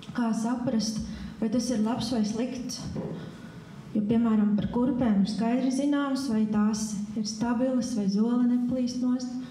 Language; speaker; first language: Latvian; native; Latvian